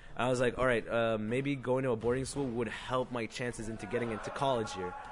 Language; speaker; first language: English; non-native, fluent; Arabic